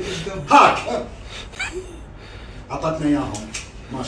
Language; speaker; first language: Arabic; native; Arabic